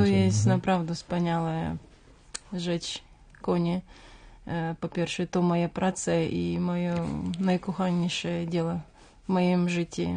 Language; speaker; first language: Polish; non-native, learner; Ukrainian